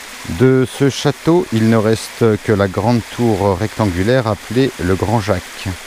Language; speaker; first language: French; native; French